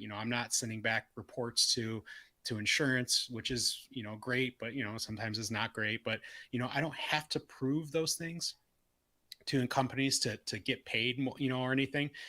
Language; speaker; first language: English; native; English